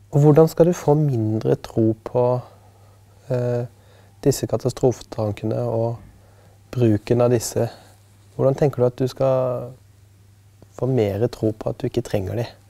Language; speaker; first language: Norwegian; native; Norwegian